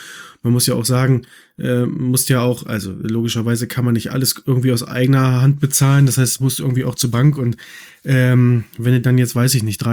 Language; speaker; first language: German; native; German